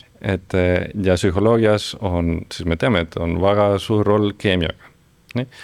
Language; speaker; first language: Estonian; non-native, fluent; Spanish